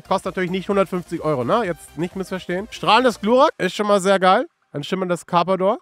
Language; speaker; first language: German; native; German